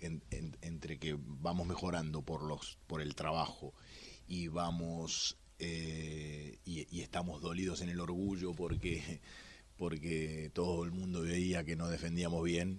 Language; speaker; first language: Spanish; native; Spanish